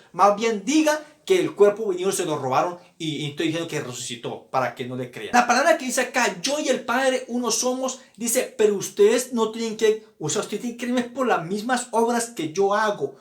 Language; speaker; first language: Spanish; native; Spanish